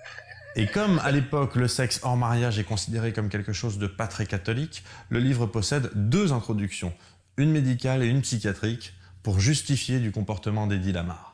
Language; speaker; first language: French; native; French